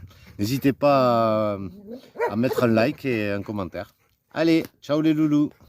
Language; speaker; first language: French; native; French